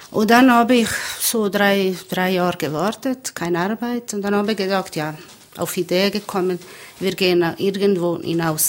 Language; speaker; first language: German; non-native, learner; Bosnian